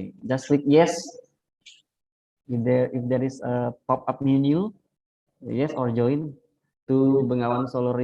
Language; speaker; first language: English; non-native, fluent; Indonesian